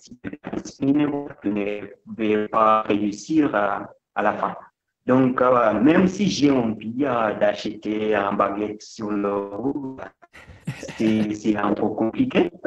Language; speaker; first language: French; non-native, fluent; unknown